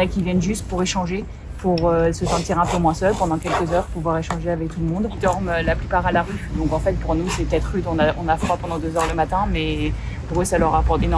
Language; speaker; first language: French; native; French